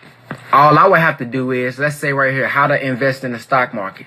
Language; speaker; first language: English; native; English